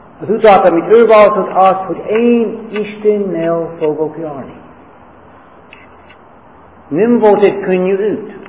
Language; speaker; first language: Hungarian; non-native, fluent; English